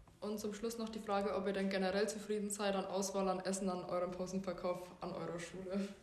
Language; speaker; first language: German; native; German